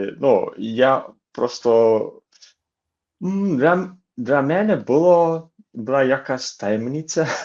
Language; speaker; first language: Ukrainian; non-native, learner; Japanese